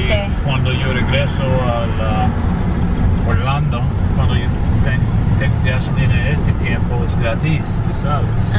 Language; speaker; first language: Spanish; non-native, learner; English